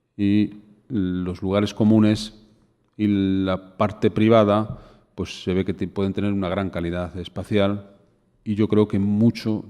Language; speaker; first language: Spanish; native; Spanish